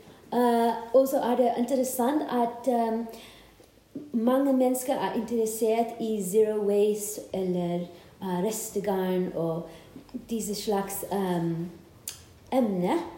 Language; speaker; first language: Norwegian; non-native, fluent; English